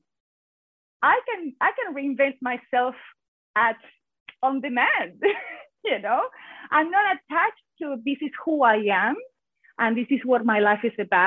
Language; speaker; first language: English; non-native, fluent; Spanish